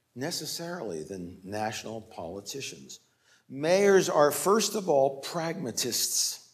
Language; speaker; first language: English; native; English